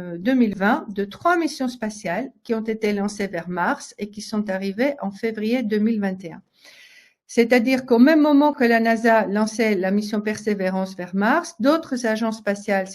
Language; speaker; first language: French; native; French